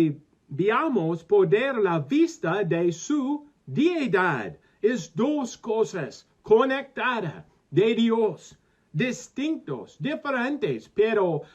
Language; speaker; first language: Spanish; non-native, learner; English